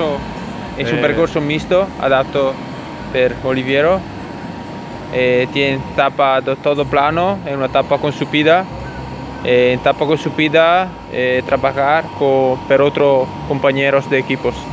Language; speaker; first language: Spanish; non-native, learner; Italian